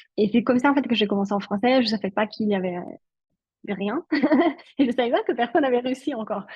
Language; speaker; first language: French; non-native, local second language; Italian